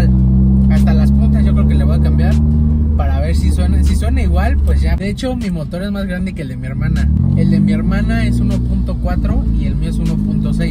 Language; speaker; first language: Spanish; native; Spanish